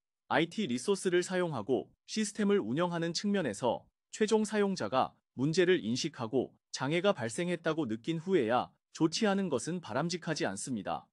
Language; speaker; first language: Korean; native; Korean